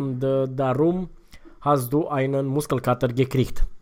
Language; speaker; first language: German; non-native, fluent; Romanian